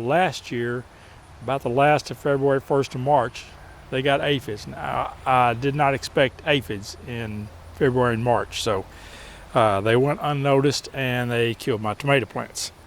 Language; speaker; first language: English; native; English